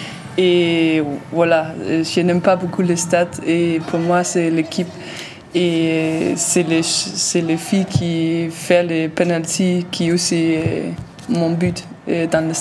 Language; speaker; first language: French; non-native, learner; Danish